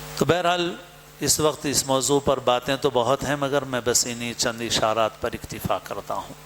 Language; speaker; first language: Urdu; native; Urdu